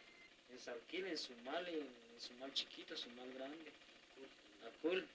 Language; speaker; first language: Spanish; native; Spanish